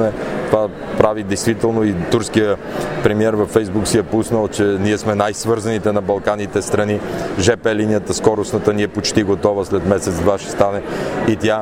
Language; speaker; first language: Bulgarian; native; Bulgarian